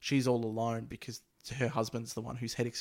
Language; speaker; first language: English; native; English